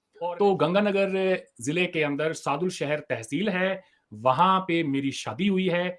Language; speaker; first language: Hindi; native; Hindi